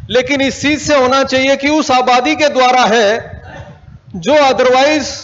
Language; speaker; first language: Hindi; native; Hindi